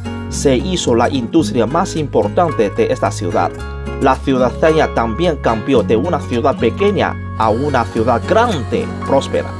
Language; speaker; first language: Spanish; non-native, learner; Chinese